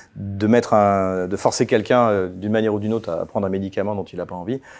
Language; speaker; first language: French; native; French